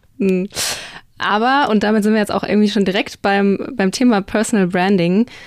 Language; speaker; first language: German; native; German